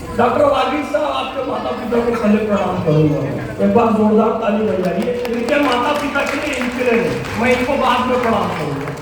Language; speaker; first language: Hindi; native; Hindi